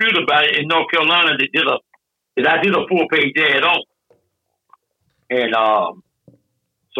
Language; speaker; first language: English; native; English